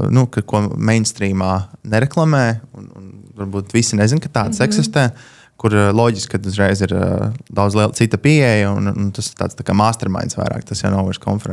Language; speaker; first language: Latvian; native; Latvian